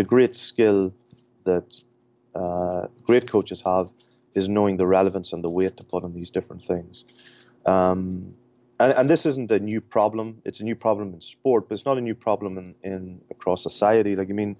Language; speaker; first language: English; native; English